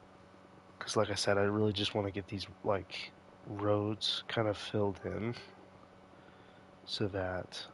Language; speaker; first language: English; native; English